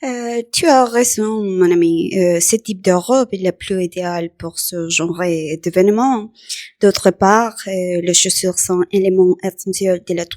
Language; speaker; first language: French; non-native, learner; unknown